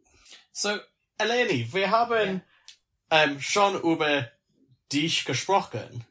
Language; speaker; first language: German; non-native, learner; English